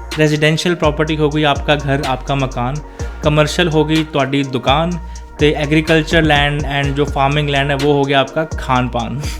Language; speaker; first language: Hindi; non-native, local second language; Punjabi